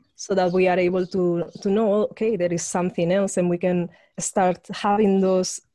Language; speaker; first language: English; non-native, fluent; Spanish